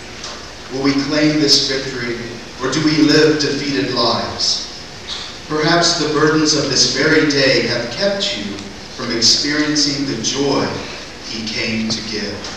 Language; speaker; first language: English; native; English